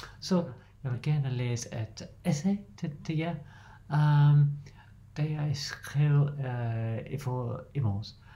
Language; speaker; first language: Danish; non-native, learner; English